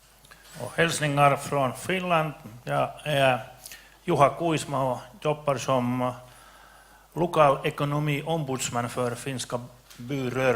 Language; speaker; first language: Swedish; non-native, local second language; Finnish